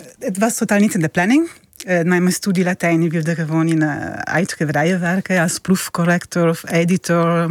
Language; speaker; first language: Dutch; non-native, fluent; Italian